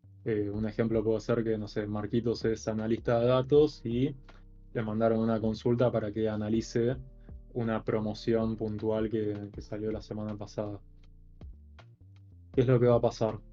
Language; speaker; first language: Spanish; native; Spanish